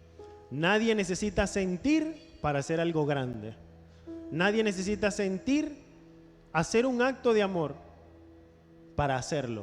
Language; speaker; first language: Spanish; native; Spanish